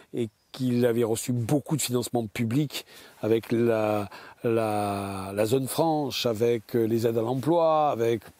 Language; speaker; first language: French; native; French